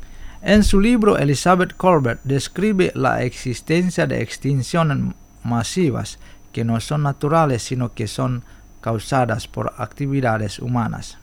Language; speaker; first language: Spanish; non-native, fluent; Indonesian